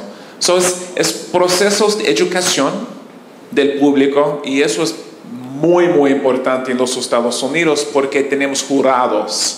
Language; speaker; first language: Spanish; non-native, learner; English